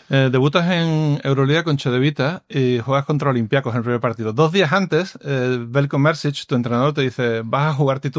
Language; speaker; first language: Spanish; native; Spanish